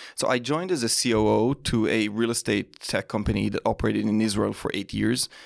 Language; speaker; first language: English; non-native, fluent; Hebrew